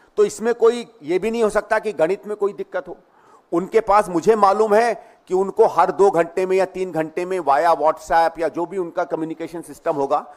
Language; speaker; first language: Hindi; native; Hindi